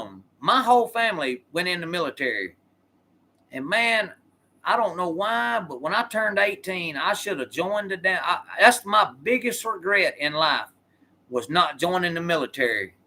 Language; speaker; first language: English; native; English